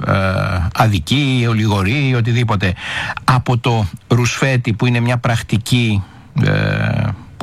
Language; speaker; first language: Greek; native; Greek